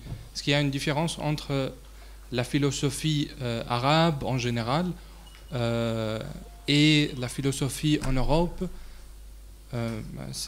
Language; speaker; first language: French; non-native, fluent; Arabic